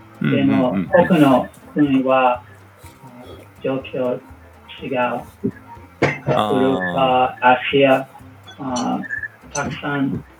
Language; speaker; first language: Japanese; non-native, learner; English